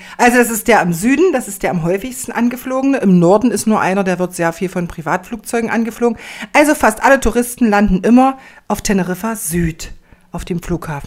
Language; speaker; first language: German; native; German